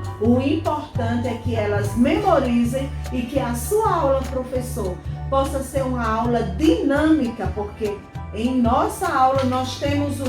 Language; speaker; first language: Portuguese; native; Portuguese